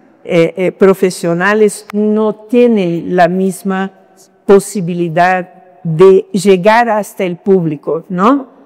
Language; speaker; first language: Spanish; non-native, fluent; Portuguese